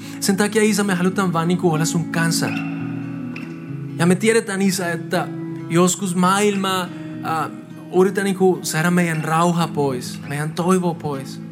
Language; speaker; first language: Finnish; non-native, fluent; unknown